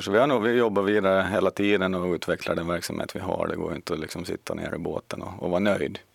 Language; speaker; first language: Swedish; native; Swedish